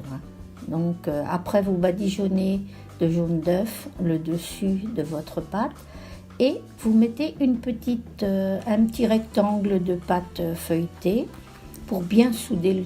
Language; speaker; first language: French; native; French